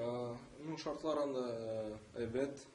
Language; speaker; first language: Tatar; non-native, local second language; Russian